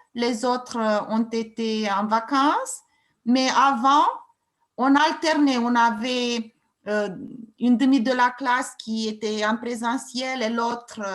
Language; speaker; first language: French; non-native, fluent; Romanian